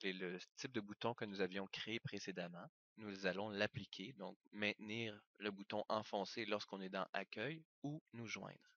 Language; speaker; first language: French; native; French